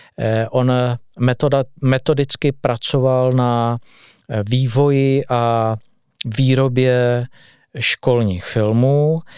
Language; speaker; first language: Czech; native; Czech